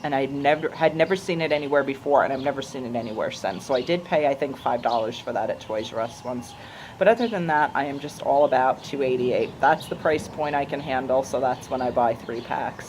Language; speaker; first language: English; native; English